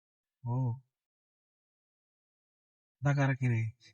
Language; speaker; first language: Japanese; non-native, learner; Hindi